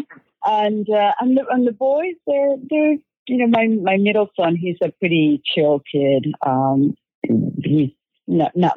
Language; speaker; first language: English; non-native, fluent; Spanish